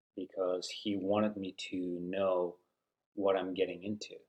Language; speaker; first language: English; non-native, fluent; Uzbek